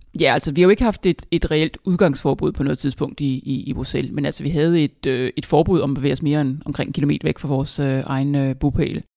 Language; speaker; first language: Danish; native; Danish